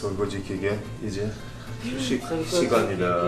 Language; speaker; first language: Korean; non-native, fluent; Russian